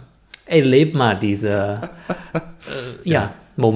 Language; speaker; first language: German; non-native, fluent; Chinese